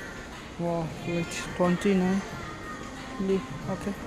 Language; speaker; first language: English; non-native, learner; Nepali